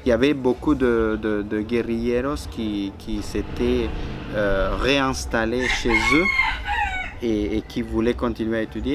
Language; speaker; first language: French; non-native, fluent; Spanish